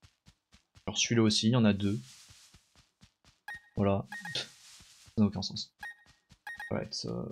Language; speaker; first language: French; native; French